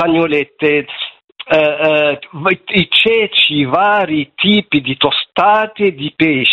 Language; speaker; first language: Italian; non-native, fluent; Arabic